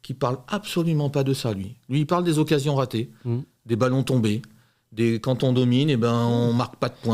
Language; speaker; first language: French; native; French